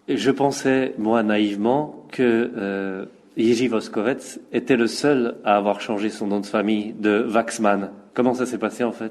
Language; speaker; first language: French; native; French